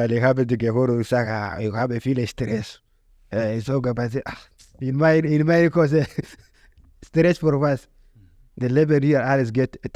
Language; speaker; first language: German; non-native, learner; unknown